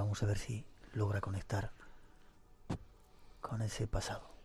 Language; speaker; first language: Spanish; native; Spanish